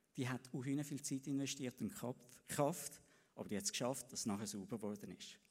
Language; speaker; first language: German; native; German